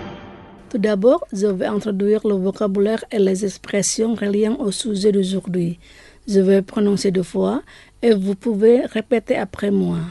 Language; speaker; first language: French; non-native, fluent; Indonesian